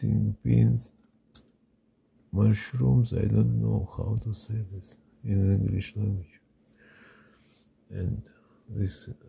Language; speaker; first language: English; non-native, learner; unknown